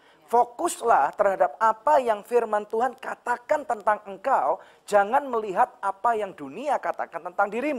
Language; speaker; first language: Indonesian; native; Indonesian